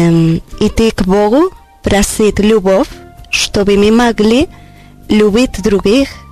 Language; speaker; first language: Russian; non-native, learner; Spanish